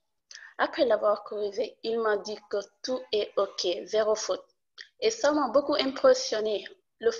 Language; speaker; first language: French; non-native, local second language; Wolof